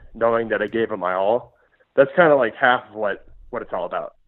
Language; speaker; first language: English; native; English